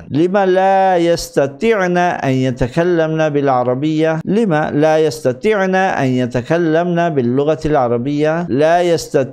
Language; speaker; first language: Arabic; non-native, fluent; Bangla